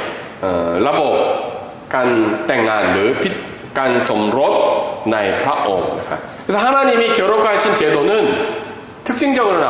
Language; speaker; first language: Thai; non-native, fluent; Korean